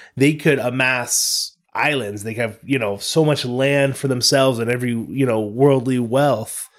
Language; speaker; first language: English; native; English